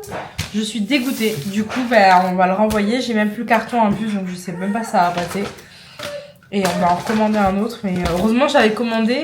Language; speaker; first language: French; native; French